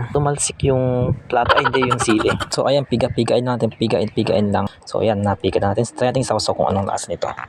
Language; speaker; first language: Filipino; non-native, local second language; Iloko